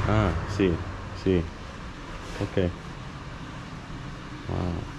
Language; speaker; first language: Spanish; non-native, learner; English